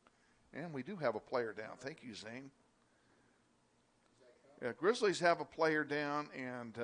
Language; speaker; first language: English; native; English